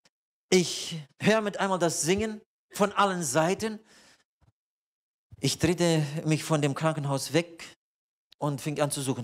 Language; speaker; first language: German; non-native, fluent; Russian